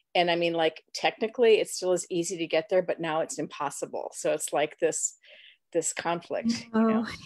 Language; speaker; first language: English; native; English